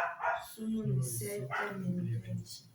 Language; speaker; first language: Italian; non-native, learner; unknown